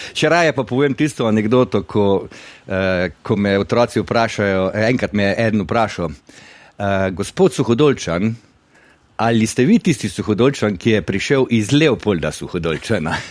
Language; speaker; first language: Slovenian; native; Slovenian